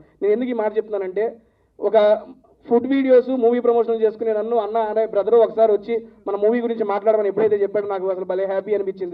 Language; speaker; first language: Telugu; native; Telugu